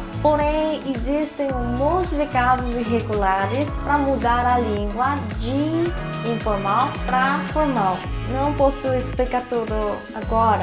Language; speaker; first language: Portuguese; non-native, fluent; Korean